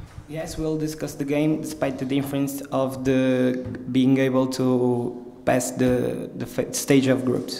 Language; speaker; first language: English; non-native, fluent; Portuguese